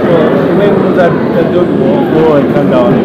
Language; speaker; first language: Chinese; non-native, fluent; German